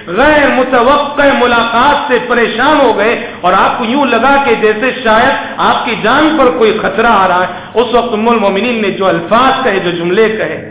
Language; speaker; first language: Urdu; native; Urdu